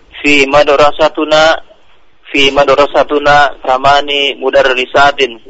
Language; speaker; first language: Arabic; non-native, learner; Indonesian